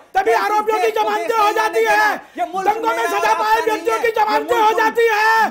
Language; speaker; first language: Hindi; native; Hindi